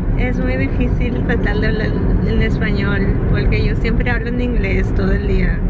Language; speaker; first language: Spanish; early bilingual, heritage; Spanish